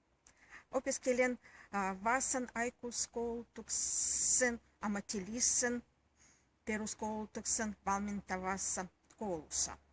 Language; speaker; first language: Finnish; non-native, learner; Russian